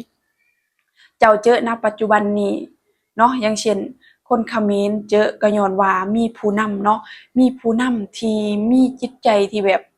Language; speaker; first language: Thai; non-native, local second language; Northeastern Thai